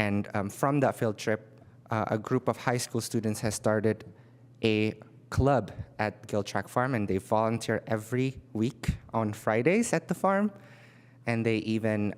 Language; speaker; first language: English; non-native, fluent; Indonesian